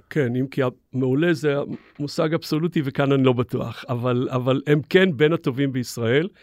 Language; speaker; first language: Hebrew; native; Hebrew